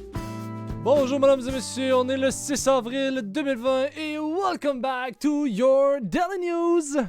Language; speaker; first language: French; native; French